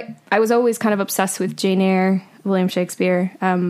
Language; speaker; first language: English; early bilingual, other home language; Spanish